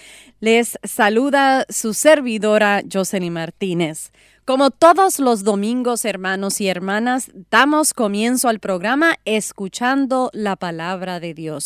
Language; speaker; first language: Spanish; native; Spanish